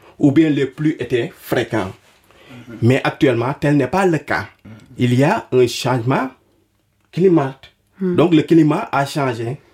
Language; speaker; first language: French; non-native, local second language; Wolof